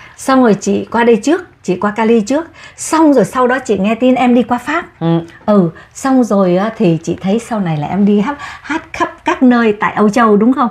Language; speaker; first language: Vietnamese; native; Vietnamese